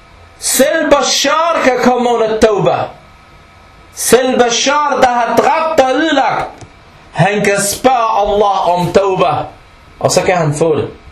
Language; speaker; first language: Danish; early bilingual, other home language; Arabic